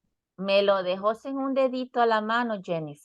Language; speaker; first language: Spanish; native; Spanish